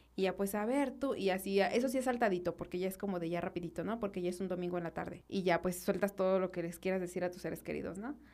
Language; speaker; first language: Spanish; native; Spanish